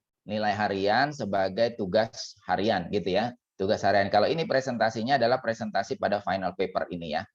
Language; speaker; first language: Indonesian; native; Indonesian